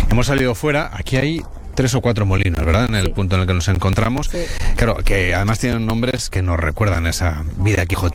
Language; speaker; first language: Spanish; native; Spanish